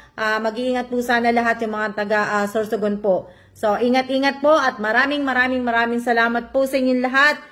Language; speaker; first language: Filipino; native; Filipino